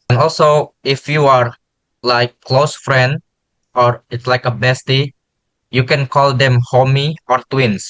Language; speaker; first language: English; non-native, learner; Indonesian